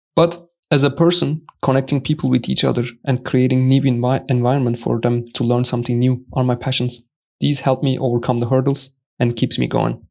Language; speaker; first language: English; non-native, fluent; Turkish